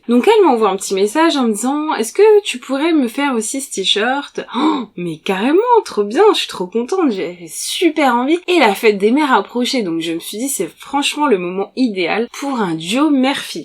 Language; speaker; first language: French; native; French